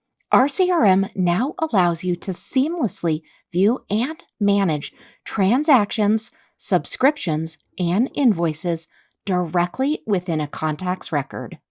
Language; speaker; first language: English; native; English